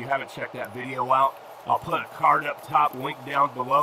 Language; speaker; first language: English; native; English